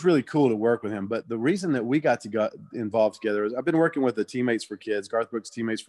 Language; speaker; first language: English; native; English